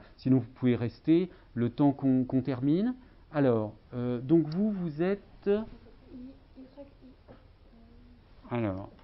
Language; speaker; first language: French; native; French